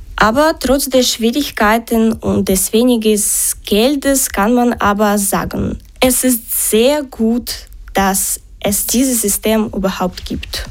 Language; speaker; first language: German; non-native, learner; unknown